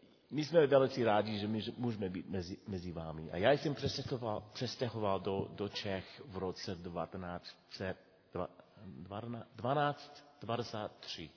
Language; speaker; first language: Czech; non-native, learner; English